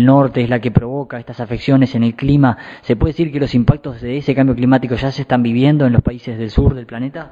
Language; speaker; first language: Spanish; native; Spanish